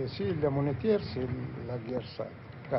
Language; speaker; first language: French; non-native, learner; Arabic